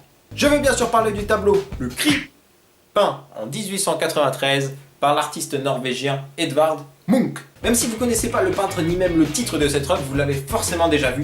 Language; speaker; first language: French; native; French